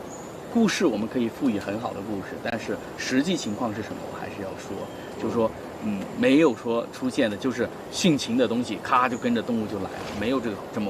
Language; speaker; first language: Chinese; native; Chinese